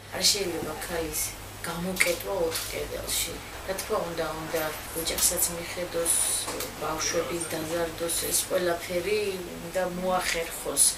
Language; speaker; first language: Georgian; native; Georgian